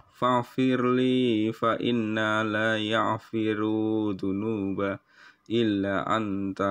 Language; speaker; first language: Arabic; non-native, learner; Indonesian